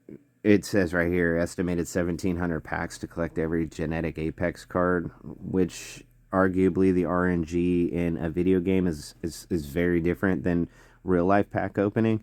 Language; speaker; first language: English; native; English